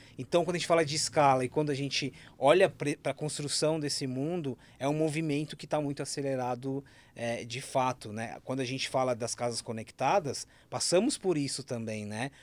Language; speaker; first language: Portuguese; native; Portuguese